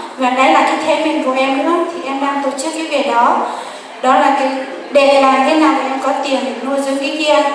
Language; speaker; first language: Vietnamese; non-native, local second language; Hmong